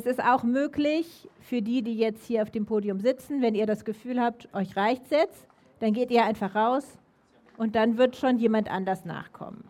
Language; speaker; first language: German; native; German